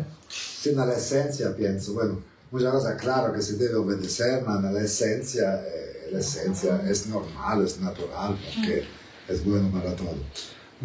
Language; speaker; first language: Spanish; non-native, learner; Italian